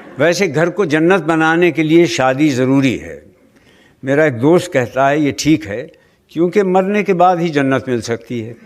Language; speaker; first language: Urdu; native; Urdu